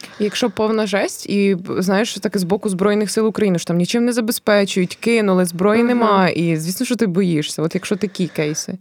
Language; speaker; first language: Ukrainian; native; Ukrainian